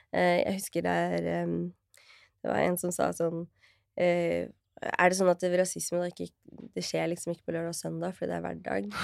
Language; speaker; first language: Norwegian; early bilingual, other home language; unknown